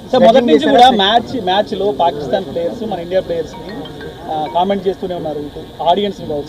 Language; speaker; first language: Telugu; native; Telugu